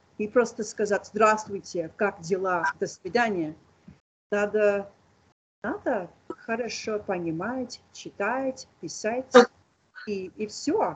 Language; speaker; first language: Russian; non-native, fluent; English